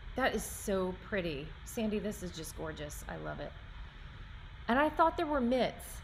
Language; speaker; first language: English; native; English